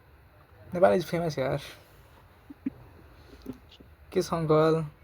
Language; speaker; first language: English; non-native, local second language; Nepali